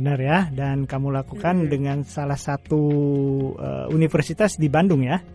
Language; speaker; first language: Indonesian; native; Indonesian